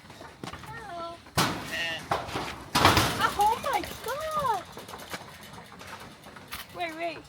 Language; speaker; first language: English; non-native, learner; Thai